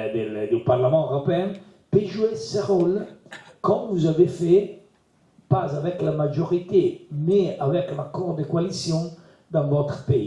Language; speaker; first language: French; non-native, learner; Italian